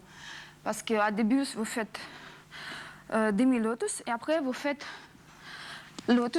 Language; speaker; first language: French; non-native, learner; Russian